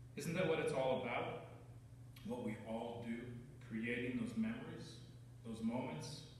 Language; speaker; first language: English; native; English